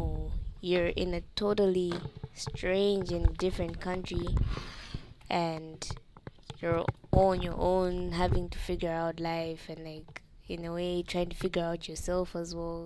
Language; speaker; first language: English; non-native, local second language; Nyanja